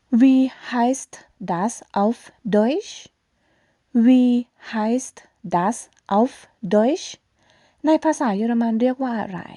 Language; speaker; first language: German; non-native, fluent; Thai